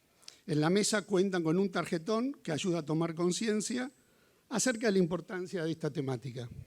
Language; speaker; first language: Spanish; native; Spanish